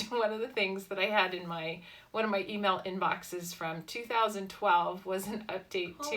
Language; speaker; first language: English; native; English